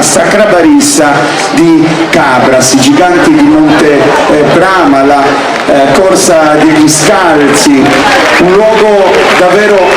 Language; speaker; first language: Italian; native; Italian